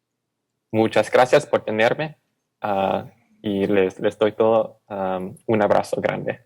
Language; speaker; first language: Spanish; non-native, fluent; English